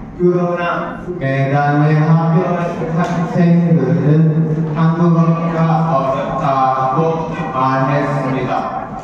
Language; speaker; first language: Korean; non-native, learner; Indonesian